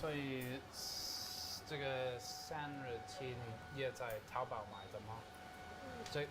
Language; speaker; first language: Chinese; non-native, learner; English